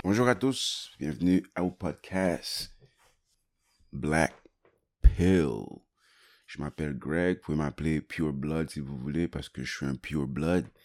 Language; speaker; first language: French; native; French